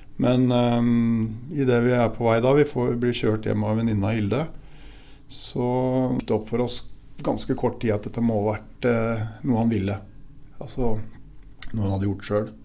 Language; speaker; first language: Norwegian; native; Norwegian